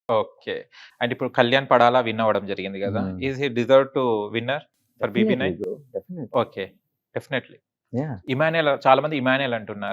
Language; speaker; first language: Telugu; native; Telugu